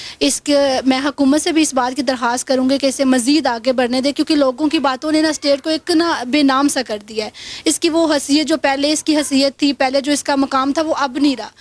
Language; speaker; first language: Urdu; non-native, local second language; Punjabi